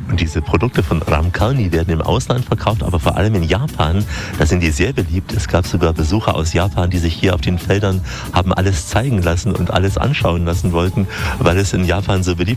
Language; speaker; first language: German; native; German